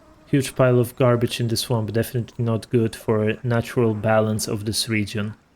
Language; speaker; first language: English; non-native, fluent; Polish